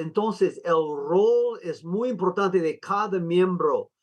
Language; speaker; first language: Spanish; non-native, fluent; English